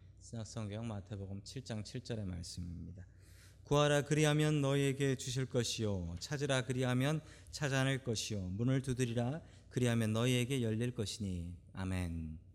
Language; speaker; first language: Korean; native; Korean